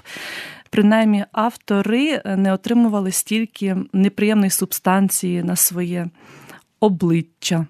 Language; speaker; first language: Ukrainian; native; Ukrainian